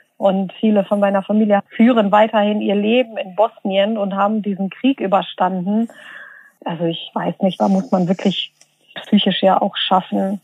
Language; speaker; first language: German; early bilingual, other home language; Bosnian